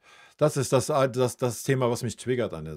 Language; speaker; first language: German; native; German